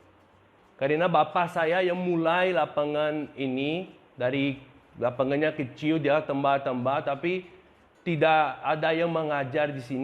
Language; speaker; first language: Indonesian; non-native, fluent; Portuguese